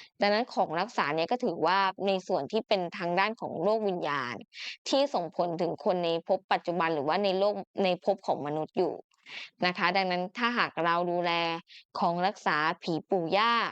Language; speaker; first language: Thai; native; Thai